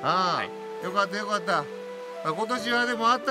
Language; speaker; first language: Japanese; native; Japanese